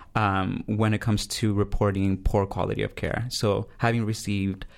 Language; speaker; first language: English; early bilingual, other home language; Spanish